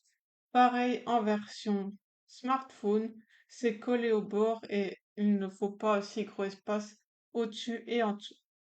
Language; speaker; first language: French; native; French